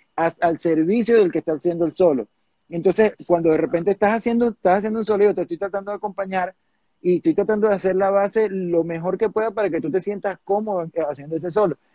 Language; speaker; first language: Spanish; native; Spanish